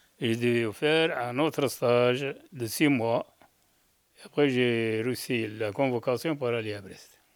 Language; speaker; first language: French; non-native, local second language; Arabic